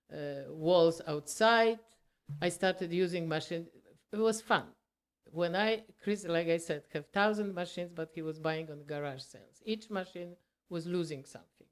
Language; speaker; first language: English; non-native, learner; Polish